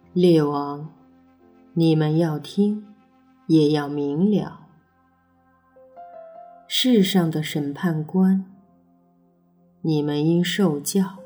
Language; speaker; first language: Chinese; native; Chinese